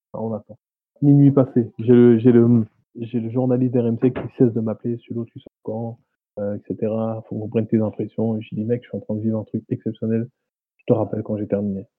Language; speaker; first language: French; native; French